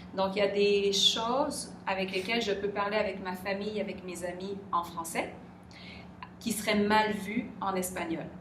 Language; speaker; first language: French; native; French